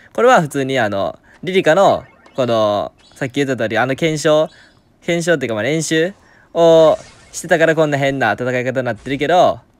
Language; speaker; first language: Japanese; native; Japanese